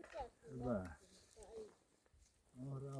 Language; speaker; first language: Finnish; native; Finnish